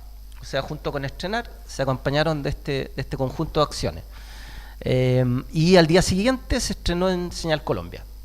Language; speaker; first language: Spanish; native; Spanish